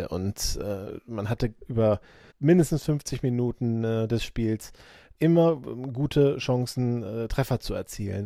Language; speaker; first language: German; native; German